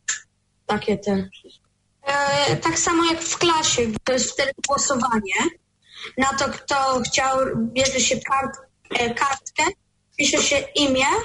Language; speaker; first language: Polish; early bilingual, heritage; Polish